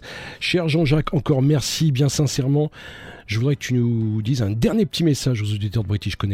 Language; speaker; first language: French; native; French